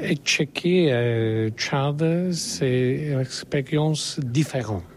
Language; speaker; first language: French; non-native, learner; Polish